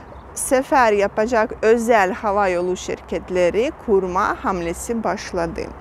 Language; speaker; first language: Turkish; non-native, fluent; Russian